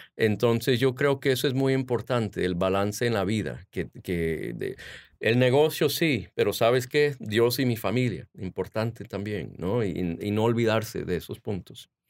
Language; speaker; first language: Spanish; early bilingual, heritage; Spanish